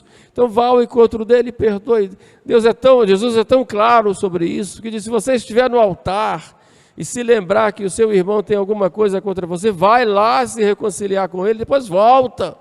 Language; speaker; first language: Portuguese; native; Portuguese